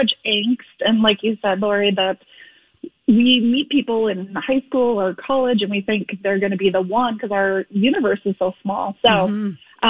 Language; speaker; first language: English; native; English